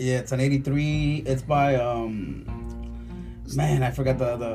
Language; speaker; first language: English; early bilingual, other home language; Spanish